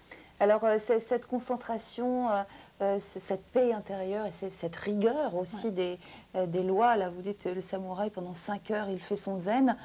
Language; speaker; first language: French; native; French